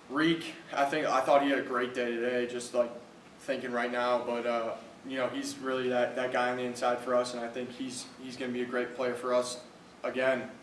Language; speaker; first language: English; native; English